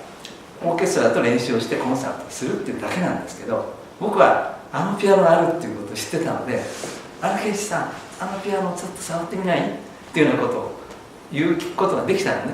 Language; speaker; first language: Japanese; native; Japanese